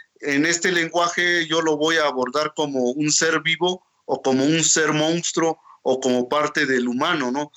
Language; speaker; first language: Spanish; non-native, local second language; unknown